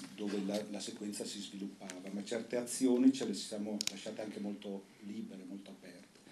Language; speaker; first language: Italian; native; Italian